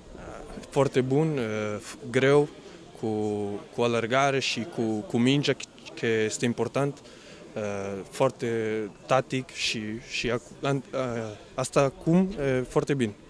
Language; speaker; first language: Romanian; non-native, learner; Portuguese